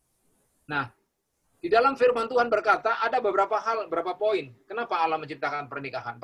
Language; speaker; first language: Indonesian; native; Indonesian